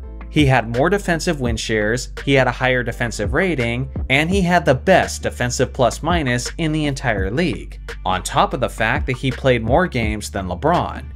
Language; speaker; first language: English; native; English